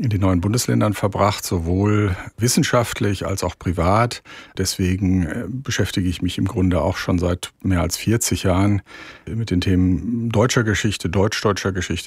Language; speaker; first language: German; native; German